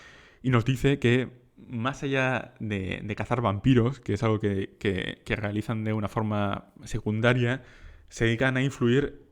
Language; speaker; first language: Spanish; native; Spanish